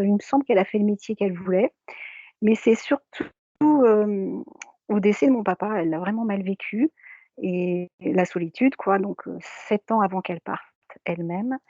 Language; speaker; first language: French; native; French